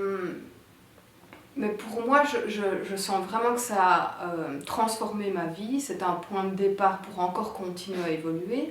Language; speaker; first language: French; native; French